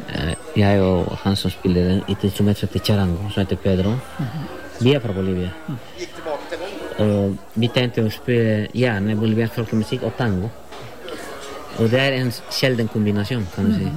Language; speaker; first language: Norwegian; non-native, fluent; Spanish